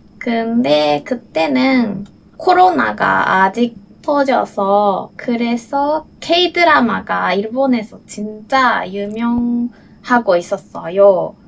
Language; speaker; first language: Korean; non-native, learner; Japanese